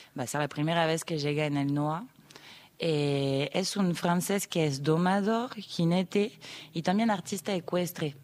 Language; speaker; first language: Spanish; non-native, fluent; French